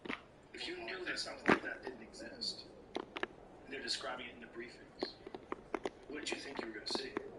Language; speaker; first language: English; native; English